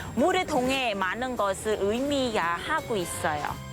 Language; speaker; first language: Korean; non-native, learner; Khmer